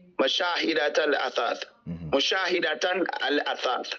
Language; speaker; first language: Arabic; non-native, learner; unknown